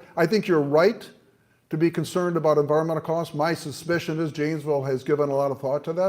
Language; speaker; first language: English; native; English